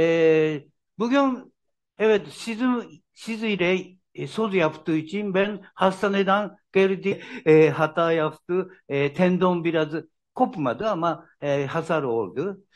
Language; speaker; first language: Turkish; non-native, learner; Japanese